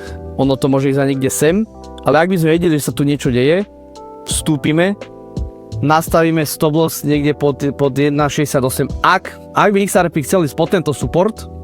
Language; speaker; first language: Slovak; native; Slovak